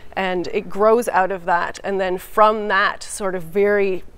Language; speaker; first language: English; native; English